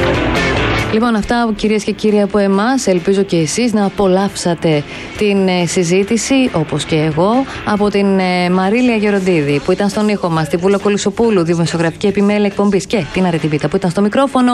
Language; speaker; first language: Greek; native; Greek